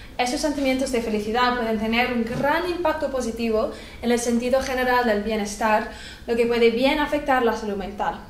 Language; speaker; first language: Spanish; non-native, fluent; English